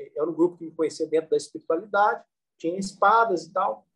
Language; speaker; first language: Portuguese; native; Portuguese